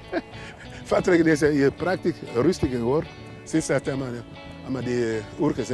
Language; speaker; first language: Dutch; non-native, learner; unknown